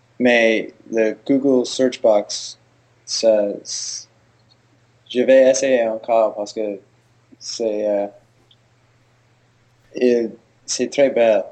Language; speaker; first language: French; non-native, learner; English